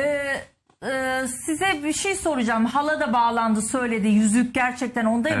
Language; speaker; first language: Turkish; native; Turkish